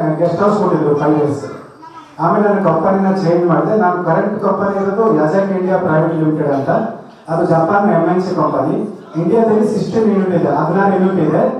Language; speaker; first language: Kannada; non-native, local second language; Telugu